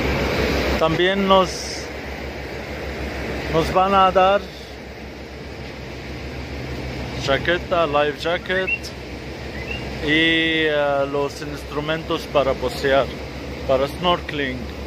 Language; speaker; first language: Spanish; non-native, fluent; Arabic